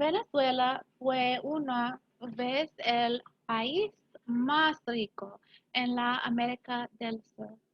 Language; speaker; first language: Spanish; non-native, learner; English